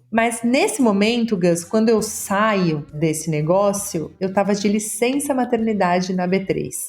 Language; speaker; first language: Portuguese; native; Portuguese